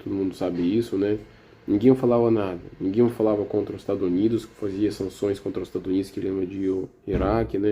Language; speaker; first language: Portuguese; non-native, learner; Russian